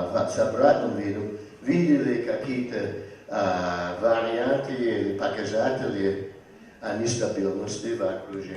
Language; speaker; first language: Russian; non-native, fluent; English